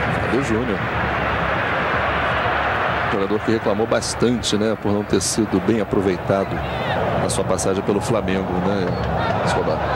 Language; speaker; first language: Portuguese; native; Portuguese